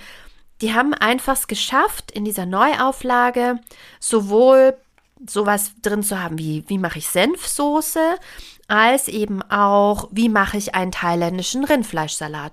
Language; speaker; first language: German; native; German